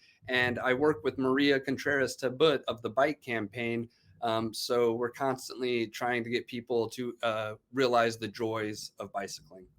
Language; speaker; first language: English; native; English